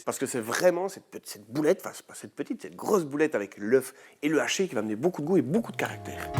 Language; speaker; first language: French; native; French